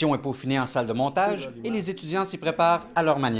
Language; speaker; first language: French; native; French